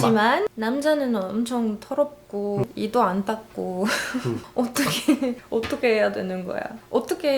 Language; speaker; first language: Korean; non-native, learner; Arabic